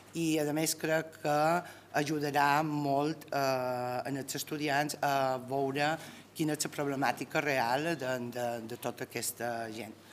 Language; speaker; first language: Catalan; native; Catalan